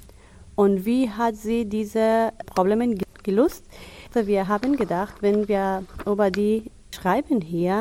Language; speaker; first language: German; non-native, learner; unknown